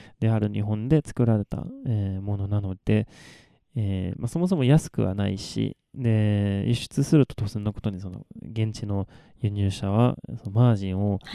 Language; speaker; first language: Japanese; non-native, fluent; Swedish